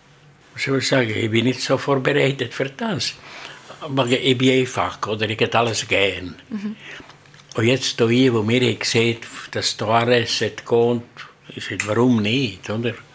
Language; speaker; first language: German; non-native, learner; Italian